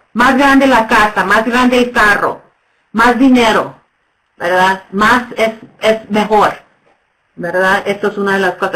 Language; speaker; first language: Spanish; non-native, fluent; English